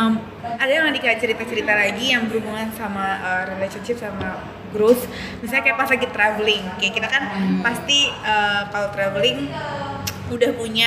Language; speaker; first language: Indonesian; native; Indonesian